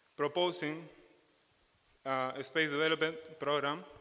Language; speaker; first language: English; non-native, fluent; Spanish